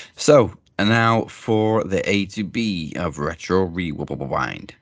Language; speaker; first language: English; native; English